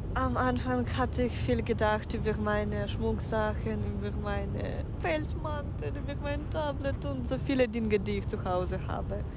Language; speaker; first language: German; non-native, fluent; Ukrainian